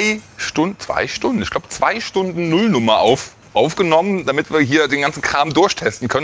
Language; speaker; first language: German; native; German